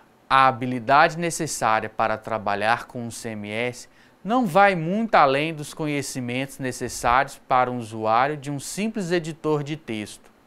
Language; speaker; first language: Portuguese; native; Portuguese